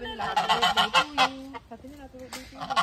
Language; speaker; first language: Filipino; native; Filipino